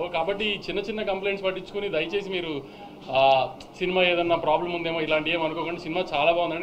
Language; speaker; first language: Telugu; native; Telugu